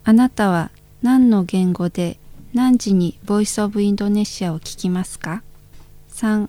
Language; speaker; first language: Japanese; non-native, fluent; Indonesian